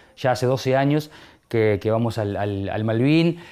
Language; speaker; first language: Spanish; native; Spanish